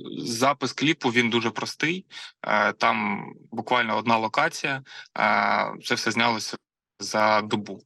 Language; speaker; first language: Ukrainian; non-native, local second language; Russian